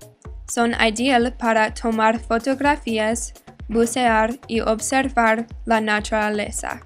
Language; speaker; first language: Spanish; non-native, learner; English